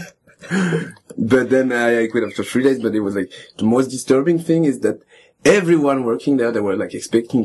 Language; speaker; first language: English; non-native, fluent; French